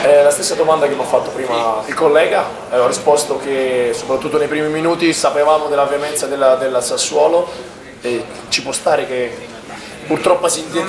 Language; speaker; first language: Italian; native; Italian